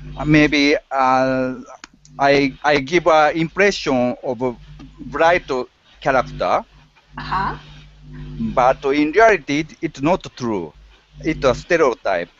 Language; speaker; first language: English; non-native, learner; Japanese